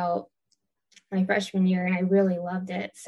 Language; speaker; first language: English; native; English